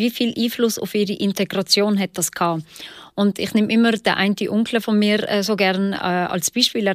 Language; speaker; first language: German; early bilingual, other home language; Albanian